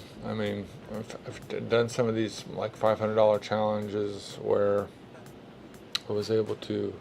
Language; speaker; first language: English; native; English